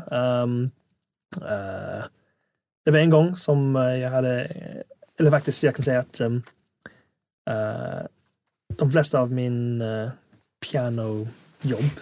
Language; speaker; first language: Swedish; non-native, fluent; English